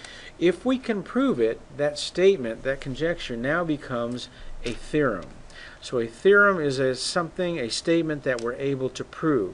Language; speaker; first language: English; native; English